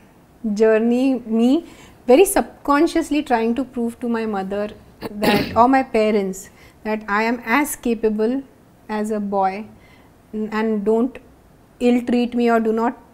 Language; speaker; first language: Telugu; non-native, local second language; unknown